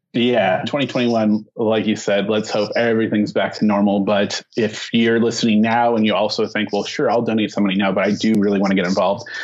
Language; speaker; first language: English; native; English